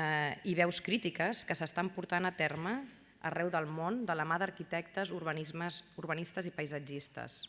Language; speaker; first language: Catalan; native; Catalan